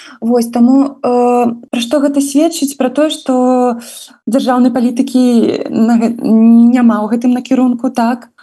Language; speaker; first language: Belarusian; non-native, local second language; Russian